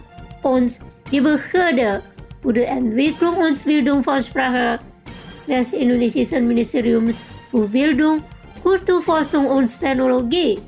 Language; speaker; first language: German; non-native, fluent; Indonesian